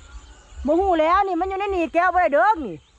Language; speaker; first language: Swedish; non-native, learner; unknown